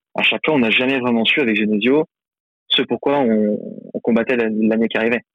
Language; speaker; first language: French; native; French